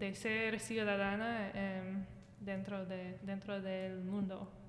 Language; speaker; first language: Spanish; early bilingual, heritage; Spanish